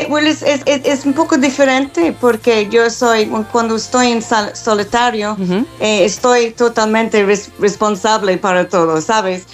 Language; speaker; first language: Spanish; non-native, learner; English